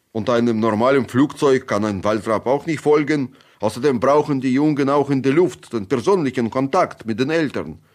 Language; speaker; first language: German; non-native, fluent; Russian